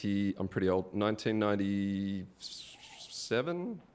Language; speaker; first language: English; native; English